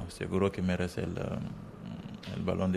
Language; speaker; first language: Spanish; non-native, learner; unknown